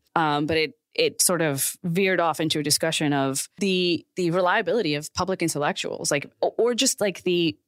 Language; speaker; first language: English; non-native, local second language; Urdu